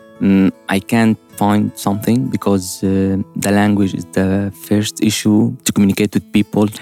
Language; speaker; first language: English; non-native, learner; Arabic